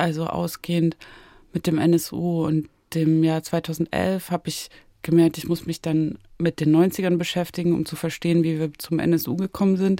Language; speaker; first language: German; native; German